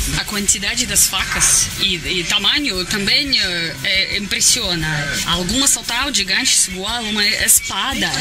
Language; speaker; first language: Portuguese; non-native, fluent; Russian